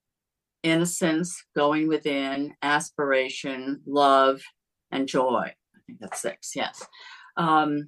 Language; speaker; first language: English; native; English